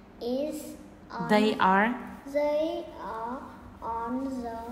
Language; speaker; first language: English; non-native, learner; Vietnamese